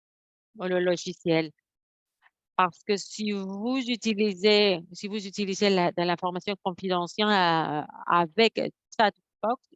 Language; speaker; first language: French; non-native, fluent; Spanish